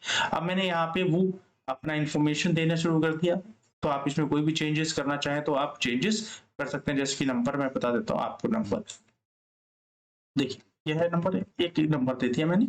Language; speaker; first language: Hindi; native; Hindi